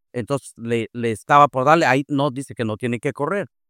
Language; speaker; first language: Spanish; native; Spanish